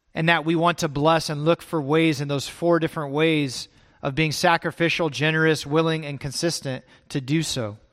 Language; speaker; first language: English; native; English